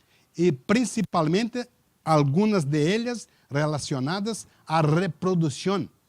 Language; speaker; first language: Spanish; non-native, learner; Portuguese